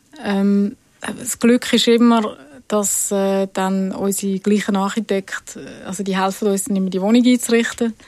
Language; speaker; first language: German; native; German